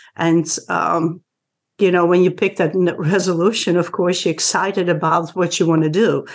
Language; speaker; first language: English; non-native, fluent; Dutch